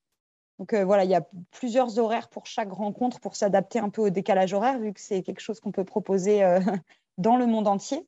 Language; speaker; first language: French; native; French